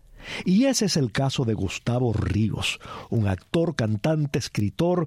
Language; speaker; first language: Spanish; native; Spanish